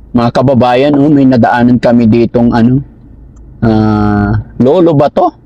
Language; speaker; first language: Filipino; native; Filipino